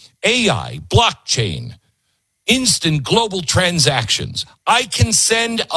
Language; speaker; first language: English; native; English